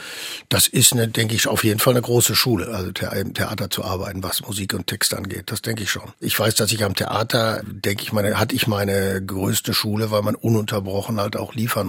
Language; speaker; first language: German; native; German